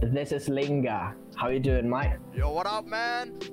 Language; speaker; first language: English; non-native, learner; Indonesian